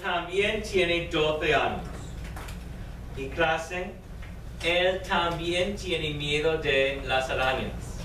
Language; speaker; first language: Spanish; non-native, fluent; English